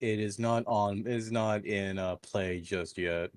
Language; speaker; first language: English; native; English